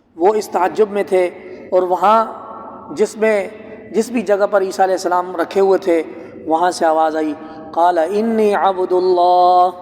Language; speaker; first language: Urdu; non-native, local second language; Punjabi